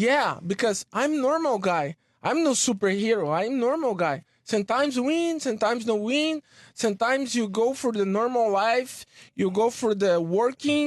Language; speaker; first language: English; non-native, learner; Portuguese